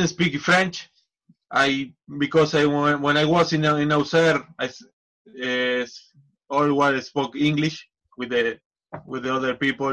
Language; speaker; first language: English; non-native, learner; Spanish